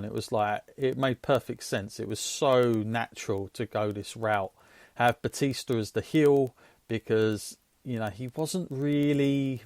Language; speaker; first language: English; native; English